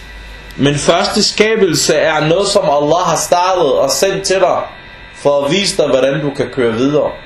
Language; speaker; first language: Danish; non-native, fluent; Arabic